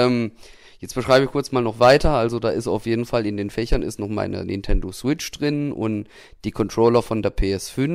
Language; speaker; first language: German; native; German